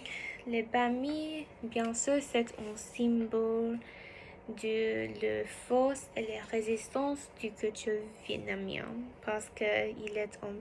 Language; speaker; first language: French; non-native, learner; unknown